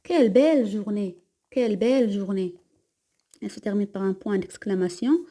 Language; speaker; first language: French; non-native, local second language; Arabic